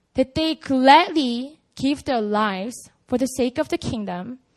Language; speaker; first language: English; non-native, fluent; Korean